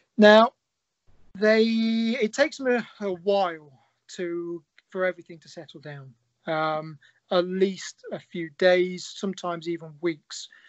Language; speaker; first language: English; native; English